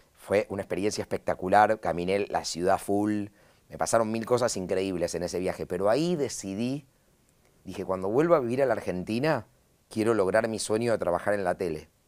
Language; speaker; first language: Spanish; native; Spanish